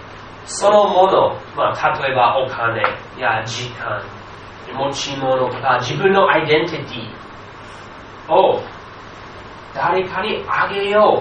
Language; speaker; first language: Japanese; non-native, fluent; English